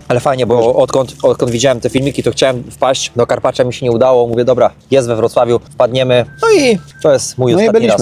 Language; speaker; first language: Polish; native; Polish